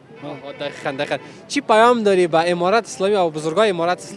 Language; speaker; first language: Persian; native; Persian